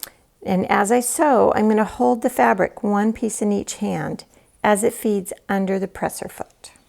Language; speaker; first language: English; native; English